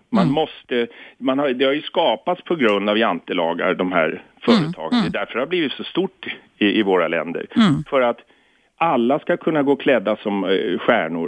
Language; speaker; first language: Swedish; native; Swedish